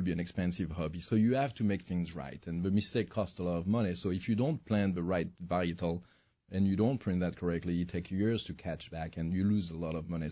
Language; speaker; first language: English; non-native, fluent; French